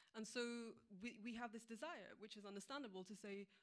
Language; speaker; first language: English; native; English